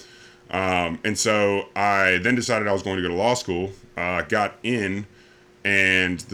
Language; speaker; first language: English; native; English